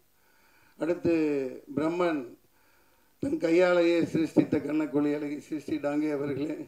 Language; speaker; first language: Tamil; native; Tamil